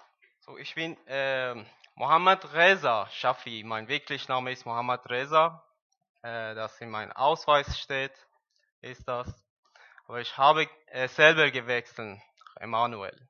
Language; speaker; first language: German; non-native, learner; Persian